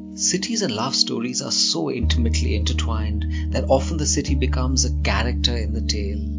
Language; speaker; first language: English; non-native, local second language; Hindi